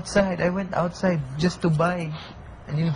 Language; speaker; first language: English; non-native, learner; Filipino